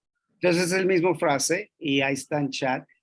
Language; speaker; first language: Spanish; non-native, fluent; English